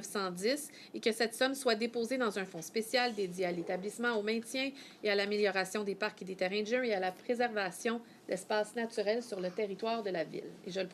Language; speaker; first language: French; native; French